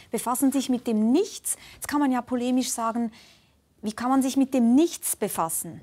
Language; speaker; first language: German; native; German